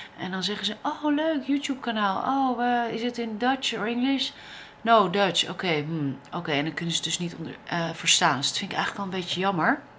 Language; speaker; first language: Dutch; native; Dutch